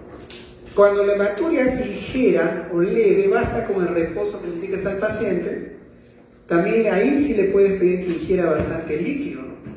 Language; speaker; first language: Spanish; native; Spanish